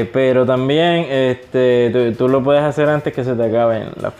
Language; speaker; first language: Spanish; native; Spanish